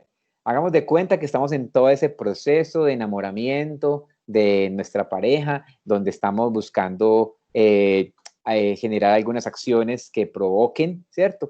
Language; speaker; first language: Spanish; native; Spanish